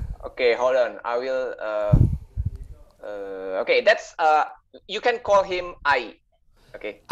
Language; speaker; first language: English; non-native, learner; Indonesian